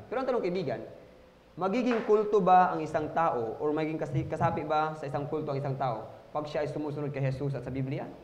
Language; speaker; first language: Filipino; non-native, local second language; Cebuano